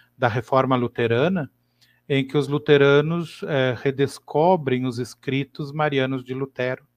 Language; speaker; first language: Portuguese; native; Portuguese